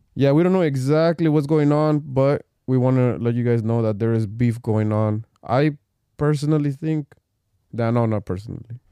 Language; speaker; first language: English; early bilingual, other home language; Spanish